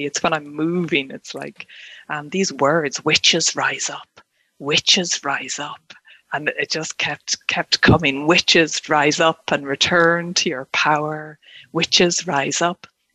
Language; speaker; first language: English; native; English